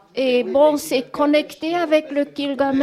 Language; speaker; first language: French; non-native, fluent; German